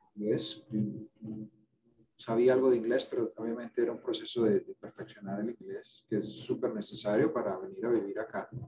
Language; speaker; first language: Spanish; native; Spanish